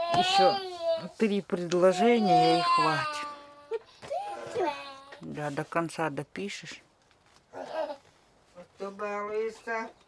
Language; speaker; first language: Russian; native; Russian